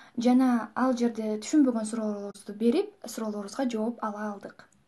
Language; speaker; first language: Kyrgyz; native; Kyrgyz